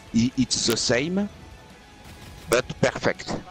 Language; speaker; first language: English; non-native, learner; French